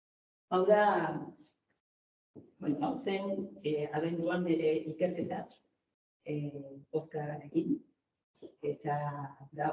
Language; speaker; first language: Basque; non-native, fluent; Spanish